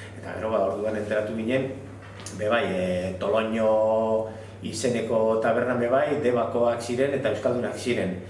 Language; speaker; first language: Basque; non-native, local second language; Spanish